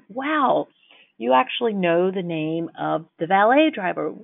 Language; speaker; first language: English; native; English